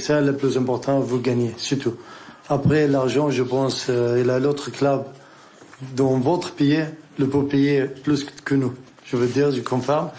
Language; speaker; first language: French; non-native, learner; Arabic